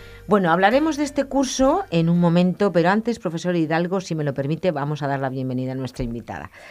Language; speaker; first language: Spanish; native; Spanish